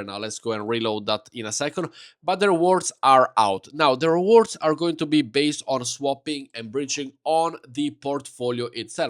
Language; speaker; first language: English; non-native, fluent; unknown